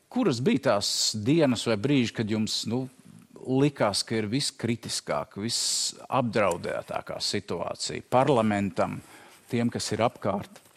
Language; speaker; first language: Latvian; native; Latvian